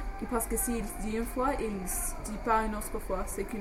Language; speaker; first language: French; non-native, fluent; English